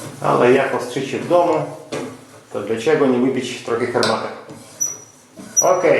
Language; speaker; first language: Polish; non-native, fluent; Ukrainian